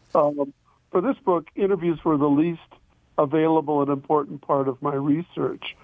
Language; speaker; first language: English; native; English